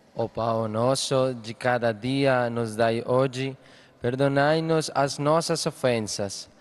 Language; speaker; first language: Portuguese; non-native, learner; Spanish